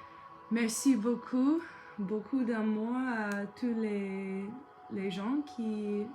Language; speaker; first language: French; non-native, learner; English